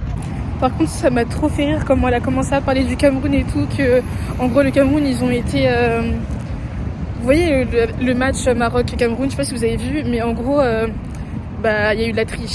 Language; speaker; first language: French; native; French